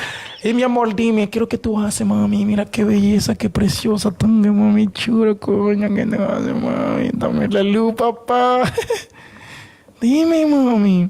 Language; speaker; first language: Spanish; non-native, learner; Haitian Creole